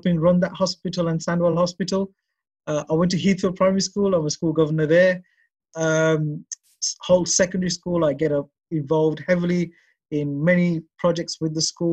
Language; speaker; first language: English; native; English